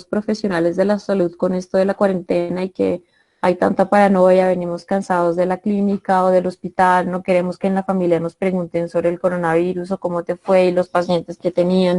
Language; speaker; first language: Spanish; native; Spanish